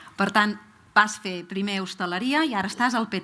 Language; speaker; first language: Catalan; native; Catalan